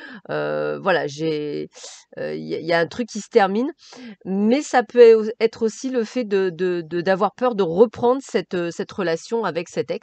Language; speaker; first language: French; native; French